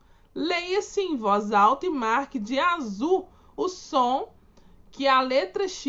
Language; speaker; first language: Portuguese; native; Portuguese